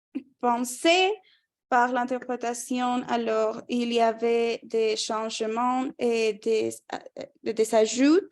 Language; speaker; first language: French; non-native, fluent; Spanish